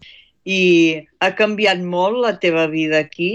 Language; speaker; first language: Catalan; native; Catalan